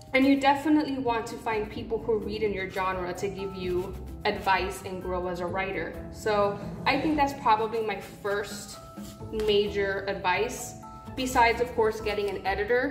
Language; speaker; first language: English; native; English